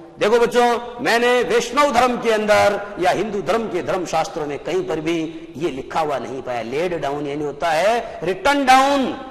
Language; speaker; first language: Hindi; native; Hindi